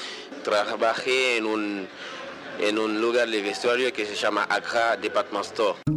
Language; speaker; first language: Spanish; non-native, local second language; Haitian Creole